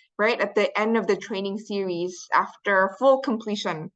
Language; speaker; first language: English; non-native, fluent; Indonesian